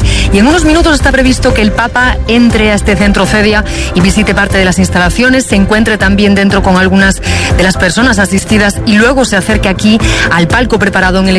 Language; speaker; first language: Spanish; native; Spanish